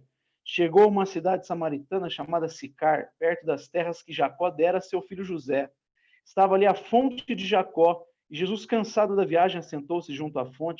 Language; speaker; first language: Portuguese; native; Portuguese